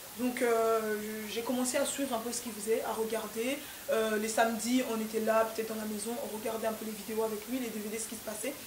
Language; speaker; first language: French; non-native, local second language; Lingala